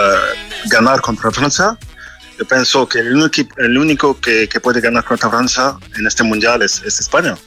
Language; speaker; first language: Spanish; non-native, fluent; French